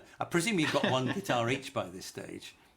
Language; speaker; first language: English; native; English